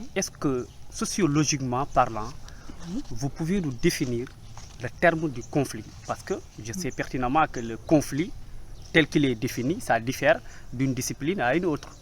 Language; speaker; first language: French; non-native, local second language; Wolof